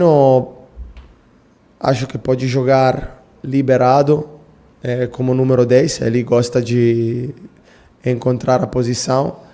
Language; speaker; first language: Portuguese; non-native, fluent; Italian